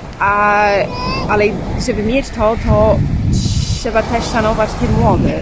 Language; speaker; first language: Polish; non-native, learner; English